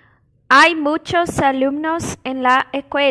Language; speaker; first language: Spanish; non-native, fluent; Portuguese